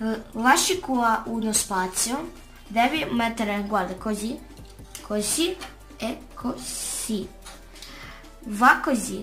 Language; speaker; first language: Italian; early bilingual, other home language; Russian